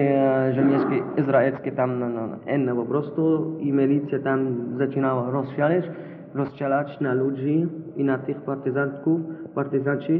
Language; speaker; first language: Polish; non-native, learner; Arabic